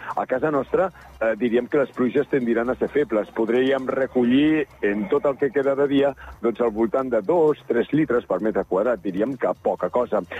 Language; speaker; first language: Catalan; native; Catalan